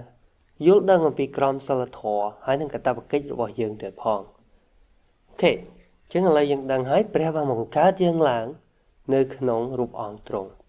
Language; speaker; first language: Khmer; native; Khmer